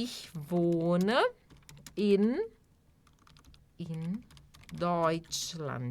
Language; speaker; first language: German; non-native, fluent; Portuguese